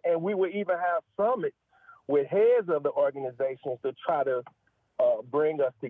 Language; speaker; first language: English; native; English